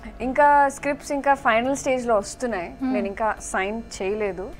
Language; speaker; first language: Telugu; non-native, fluent; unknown